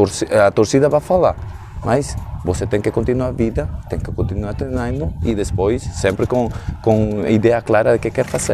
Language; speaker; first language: Portuguese; non-native, learner; Spanish